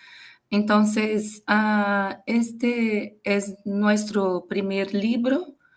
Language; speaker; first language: Spanish; non-native, learner; Portuguese